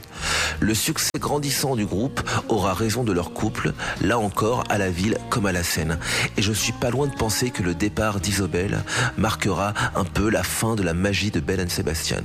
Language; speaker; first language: French; native; French